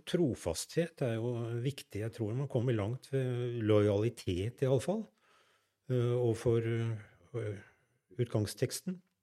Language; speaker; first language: Norwegian; native; Norwegian